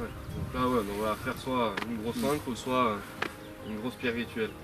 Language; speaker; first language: French; native; French